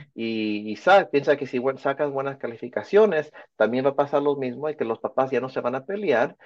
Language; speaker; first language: Spanish; early bilingual, heritage; Spanish